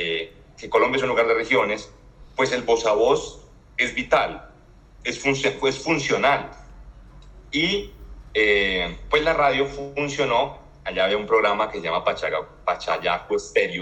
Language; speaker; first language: Spanish; native; Spanish